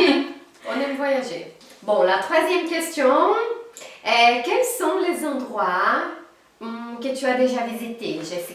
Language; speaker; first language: French; non-native, fluent; Portuguese